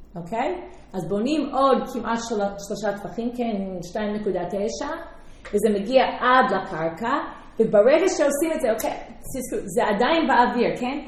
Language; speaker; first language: Hebrew; non-native, fluent; English